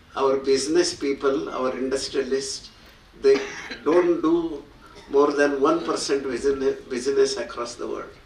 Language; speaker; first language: English; non-native, local second language; Marathi